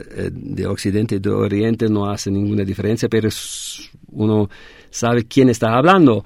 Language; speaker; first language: Spanish; non-native, fluent; German